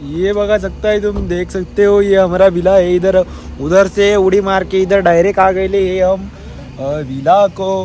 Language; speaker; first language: Hindi; non-native, local second language; Marathi